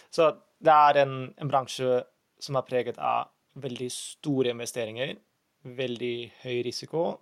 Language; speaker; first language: Norwegian; non-native, fluent; German